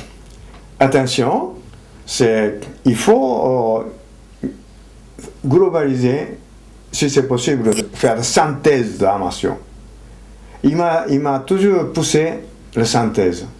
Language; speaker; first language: French; non-native, fluent; Japanese